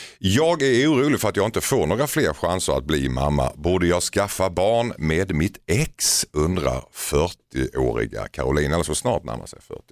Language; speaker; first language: Swedish; native; Swedish